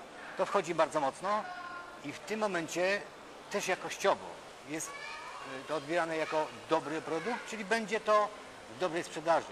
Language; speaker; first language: Polish; native; Polish